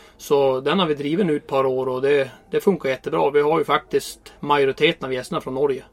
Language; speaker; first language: Swedish; native; Swedish